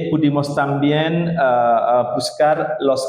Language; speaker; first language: Spanish; non-native, learner; Indonesian